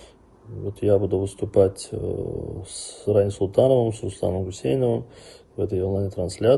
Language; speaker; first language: Russian; non-native, local second language; Azerbaijani